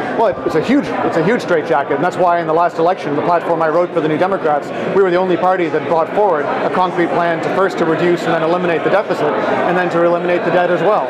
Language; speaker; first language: English; native; English